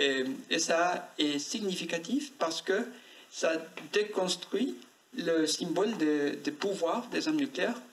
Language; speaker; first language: French; non-native, learner; Spanish